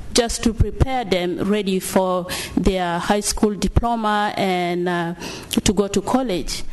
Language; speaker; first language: English; non-native, fluent; Arabic